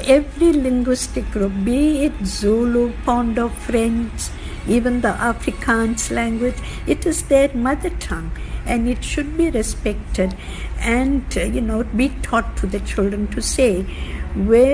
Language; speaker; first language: English; non-native, local second language; Tamil